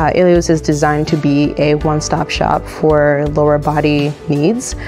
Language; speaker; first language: English; native; English